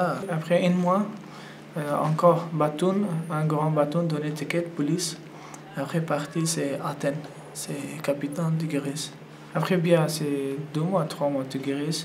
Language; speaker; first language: French; non-native, learner; Persian